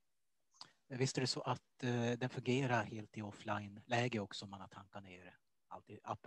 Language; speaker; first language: Swedish; native; Swedish